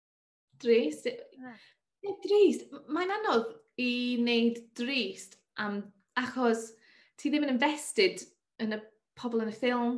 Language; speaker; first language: Welsh; non-native, learner; English